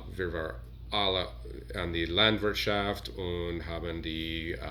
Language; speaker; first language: German; non-native, learner; English